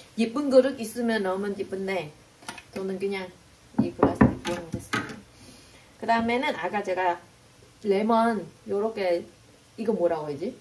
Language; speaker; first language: Korean; non-native, fluent; Vietnamese